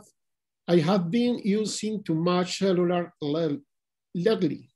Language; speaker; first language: English; non-native, learner; Spanish